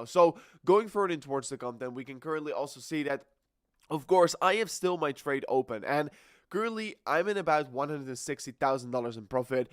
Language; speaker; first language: English; non-native, fluent; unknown